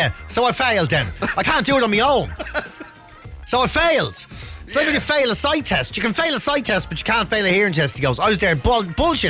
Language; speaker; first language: English; native; English